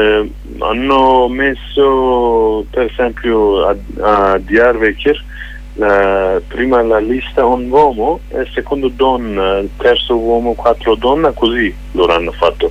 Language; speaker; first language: Italian; non-native, fluent; Kurdish